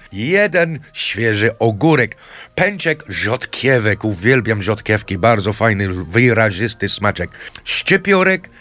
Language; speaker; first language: Polish; non-native, fluent; English